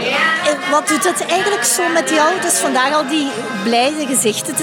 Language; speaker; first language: Dutch; native; Dutch